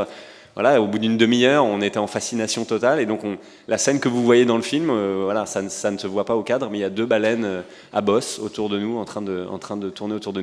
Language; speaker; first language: French; native; French